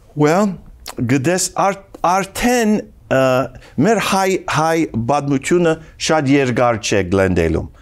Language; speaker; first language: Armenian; early bilingual, heritage; Armenian